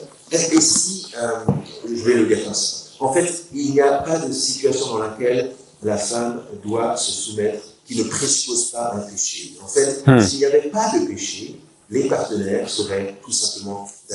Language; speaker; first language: French; native; French